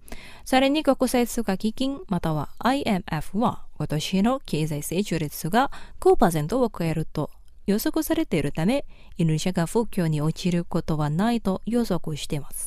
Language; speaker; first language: Japanese; non-native, fluent; Indonesian